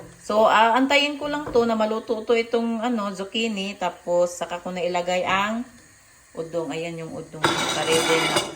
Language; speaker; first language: Filipino; non-native, local second language; Cebuano